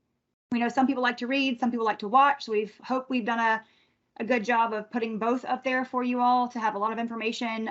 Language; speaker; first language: English; native; English